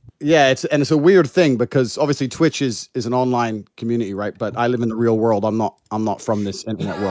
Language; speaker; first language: English; native; English